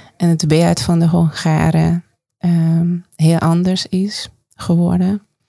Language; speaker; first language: Dutch; non-native, fluent; Hungarian